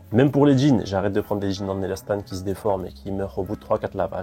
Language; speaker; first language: French; native; French